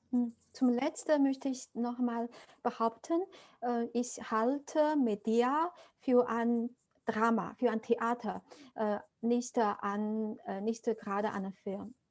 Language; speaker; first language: German; non-native, fluent; Chinese